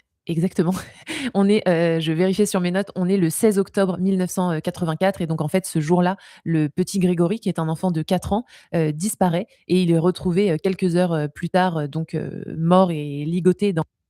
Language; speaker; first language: French; native; French